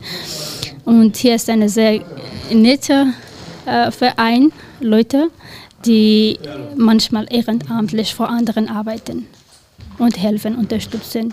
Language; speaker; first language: German; non-native, learner; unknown